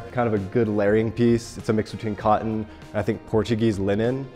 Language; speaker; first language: English; native; English